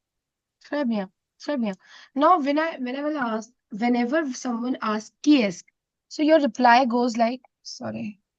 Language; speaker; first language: French; non-native, fluent; Hindi